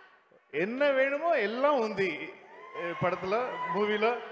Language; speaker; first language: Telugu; non-native, learner; Tamil